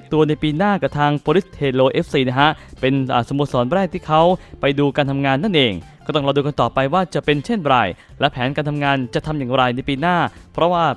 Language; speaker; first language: Thai; native; Thai